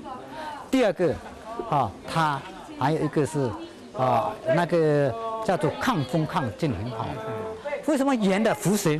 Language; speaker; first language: Chinese; native; Chinese